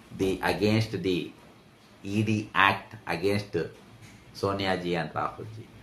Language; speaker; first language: English; non-native, local second language; Telugu